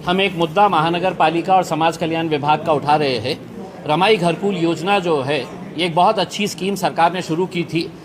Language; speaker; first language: Hindi; non-native, local second language; Marathi